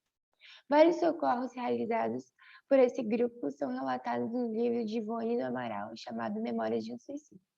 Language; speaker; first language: Portuguese; native; Portuguese